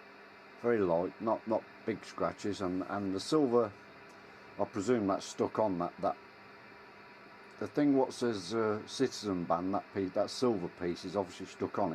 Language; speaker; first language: English; native; English